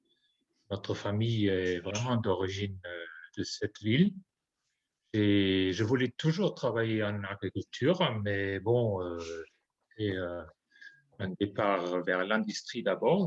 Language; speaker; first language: French; non-native, fluent; German